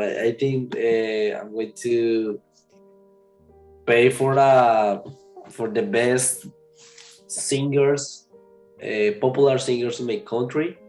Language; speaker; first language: English; non-native, learner; Spanish